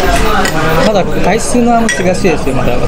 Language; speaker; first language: Japanese; non-native, learner; Indonesian